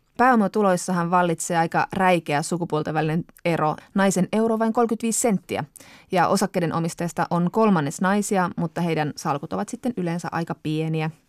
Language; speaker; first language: Finnish; native; Finnish